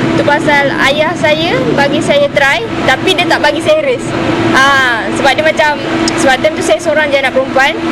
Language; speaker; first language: Malay; native; Malay